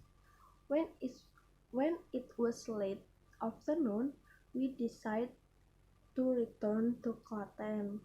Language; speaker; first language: English; non-native, learner; Indonesian